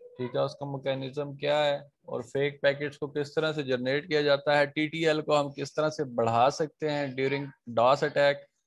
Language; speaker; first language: Urdu; non-native, local second language; Punjabi